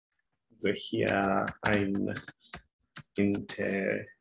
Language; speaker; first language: German; non-native, fluent; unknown